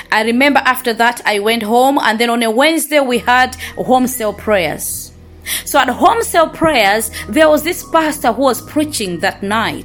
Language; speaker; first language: English; non-native, local second language; Nyanja